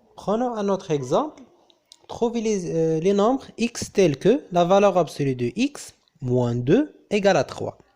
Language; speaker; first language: French; non-native, local second language; Arabic